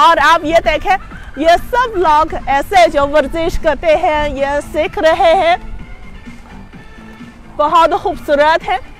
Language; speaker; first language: Hindi; non-native, fluent; Chinese